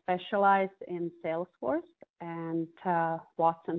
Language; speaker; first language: English; non-native, fluent; Czech